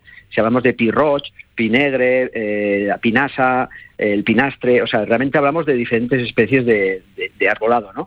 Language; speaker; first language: Spanish; native; Spanish